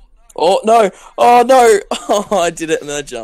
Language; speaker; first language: English; native; English